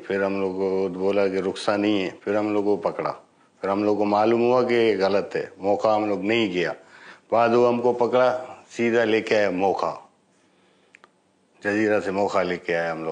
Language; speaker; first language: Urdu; non-native, learner; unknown